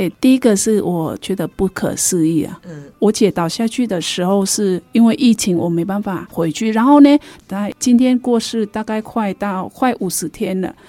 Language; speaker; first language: Chinese; non-native, fluent; Vietnamese